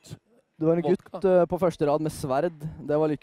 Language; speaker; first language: Norwegian; native; Norwegian